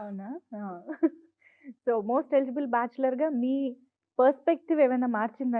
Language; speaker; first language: Telugu; native; Telugu